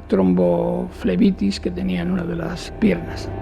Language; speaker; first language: Spanish; native; Spanish